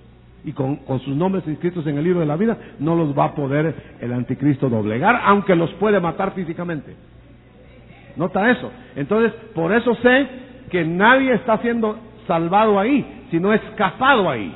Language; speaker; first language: Spanish; native; Spanish